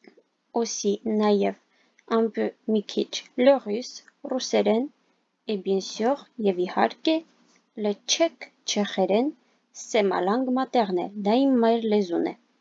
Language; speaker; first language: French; non-native, fluent; Armenian